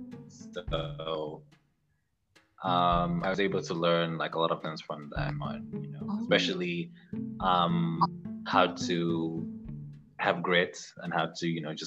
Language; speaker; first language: English; non-native, local second language; Ganda